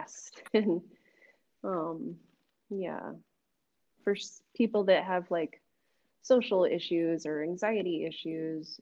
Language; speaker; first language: English; native; English